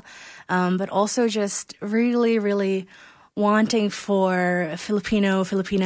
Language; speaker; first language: English; non-native, local second language; Filipino